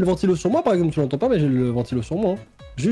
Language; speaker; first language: French; native; French